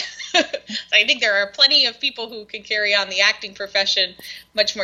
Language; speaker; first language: English; native; English